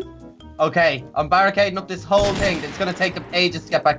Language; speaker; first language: English; native; English